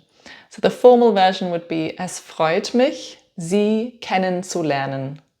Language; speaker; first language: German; non-native, fluent; English